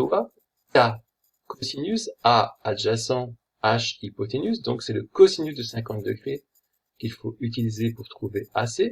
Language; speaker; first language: French; native; French